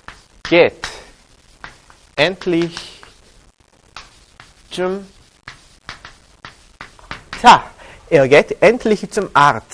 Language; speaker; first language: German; non-native, fluent; Korean